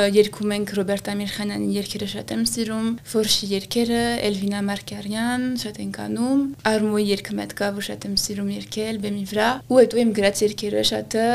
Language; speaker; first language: Armenian; early bilingual, heritage; Armenian